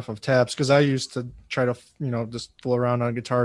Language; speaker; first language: English; native; English